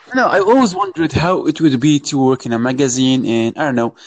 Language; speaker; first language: English; non-native, fluent; Arabic